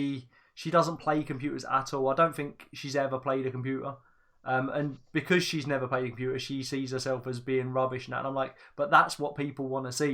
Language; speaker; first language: English; native; English